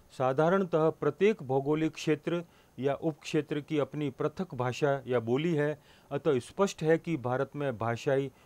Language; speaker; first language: Hindi; native; Hindi